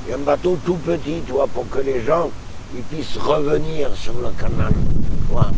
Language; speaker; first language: French; native; French